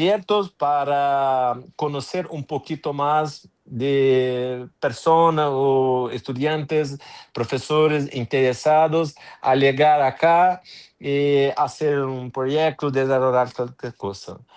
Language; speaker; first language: Spanish; non-native, fluent; Portuguese